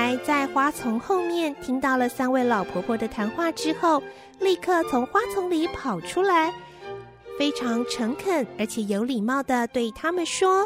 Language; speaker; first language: Chinese; native; Chinese